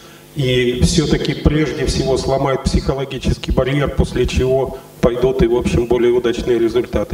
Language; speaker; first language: Russian; native; Russian